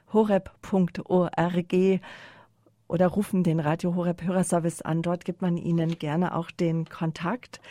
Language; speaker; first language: German; native; German